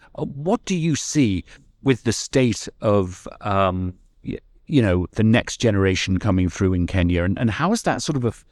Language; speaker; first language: English; native; English